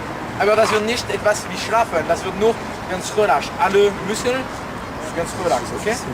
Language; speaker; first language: German; non-native, learner; French